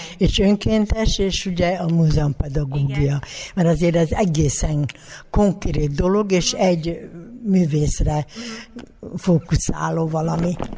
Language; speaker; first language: Hungarian; native; Hungarian